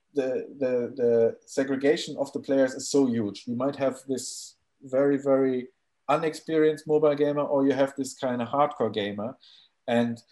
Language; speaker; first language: English; non-native, fluent; German